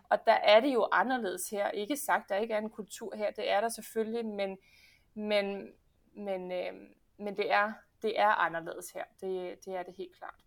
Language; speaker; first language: Danish; early bilingual, heritage; Danish